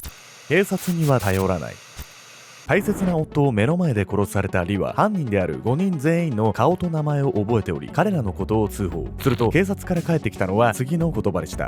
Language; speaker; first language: Japanese; native; Japanese